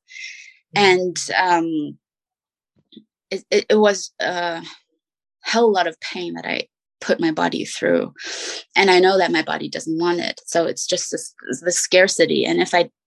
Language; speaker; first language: English; non-native, fluent; German